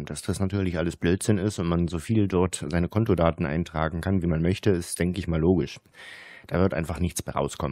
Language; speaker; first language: German; native; German